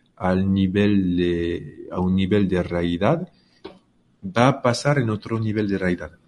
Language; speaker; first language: Spanish; non-native, fluent; French